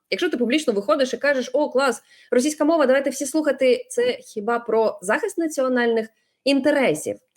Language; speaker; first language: Ukrainian; non-native, local second language; Russian